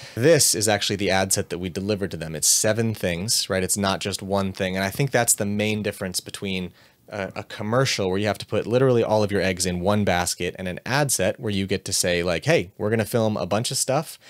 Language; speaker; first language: English; native; English